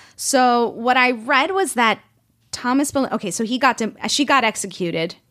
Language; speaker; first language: English; non-native, fluent; Spanish